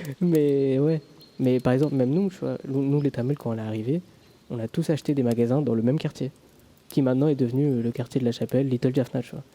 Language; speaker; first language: French; early bilingual, other home language; Tamil